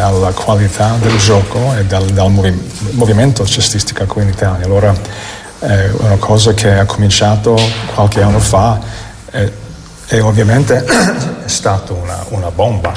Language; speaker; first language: Italian; non-native, fluent; English